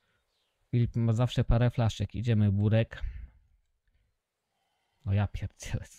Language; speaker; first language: Polish; native; Polish